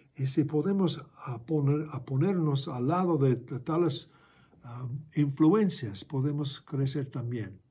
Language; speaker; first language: Spanish; non-native, fluent; English